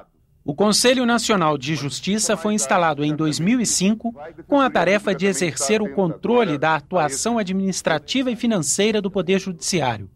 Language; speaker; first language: Portuguese; native; Portuguese